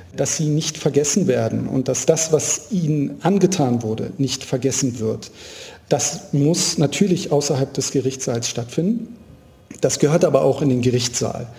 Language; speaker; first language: German; native; German